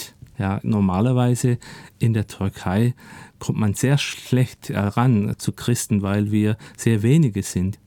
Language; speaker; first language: German; early bilingual, other home language; Turkish